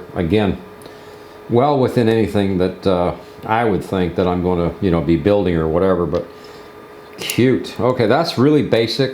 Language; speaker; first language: English; native; English